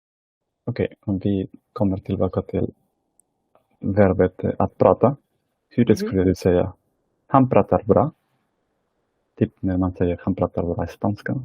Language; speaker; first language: Swedish; non-native, fluent; Spanish